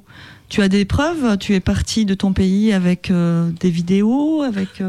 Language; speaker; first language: French; native; French